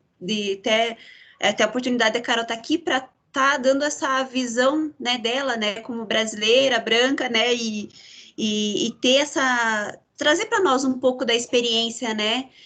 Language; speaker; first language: Portuguese; native; Portuguese